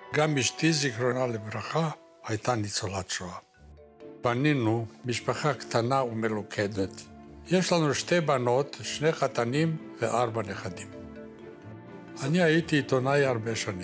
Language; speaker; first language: Hebrew; non-native, fluent; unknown